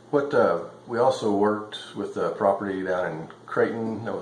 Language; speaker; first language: English; native; English